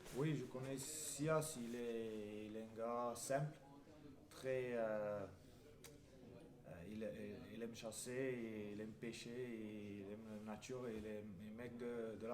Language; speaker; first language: French; non-native, fluent; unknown